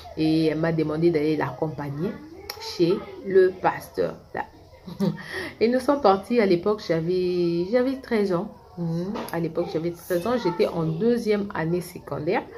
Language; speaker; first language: French; non-native, local second language; Lingala